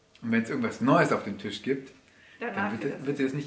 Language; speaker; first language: German; native; German